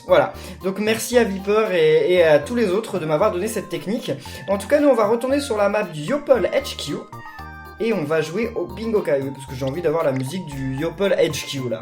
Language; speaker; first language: French; native; French